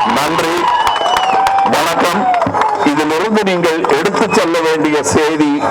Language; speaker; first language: Tamil; native; Tamil